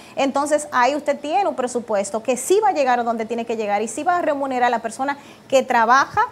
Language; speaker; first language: Spanish; native; Spanish